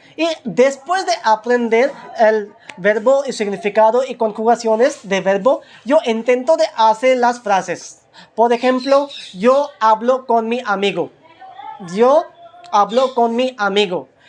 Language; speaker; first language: Spanish; non-native, learner; Hindi